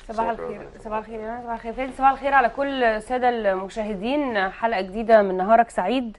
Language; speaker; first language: Arabic; native; Arabic